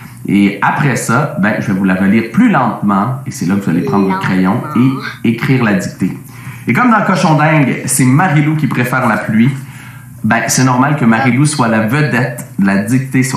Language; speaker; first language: French; native; French